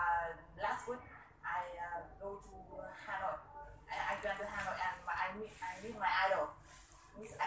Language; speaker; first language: English; non-native, learner; Vietnamese